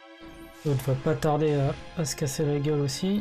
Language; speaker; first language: French; native; French